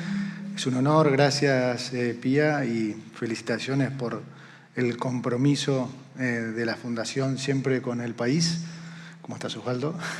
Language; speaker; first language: Spanish; native; Spanish